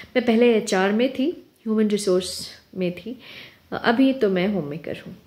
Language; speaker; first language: Hindi; non-native, local second language; Urdu